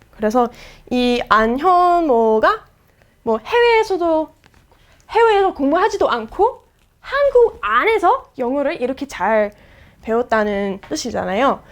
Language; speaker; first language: Korean; non-native, fluent; English